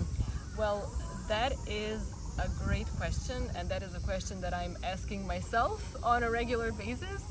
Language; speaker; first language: English; non-native, fluent; Croatian